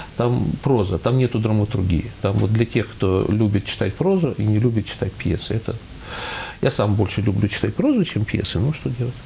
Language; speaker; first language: Russian; native; Russian